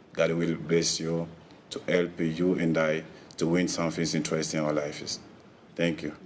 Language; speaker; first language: English; non-native, learner; Portuguese